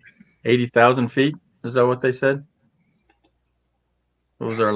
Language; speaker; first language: English; native; English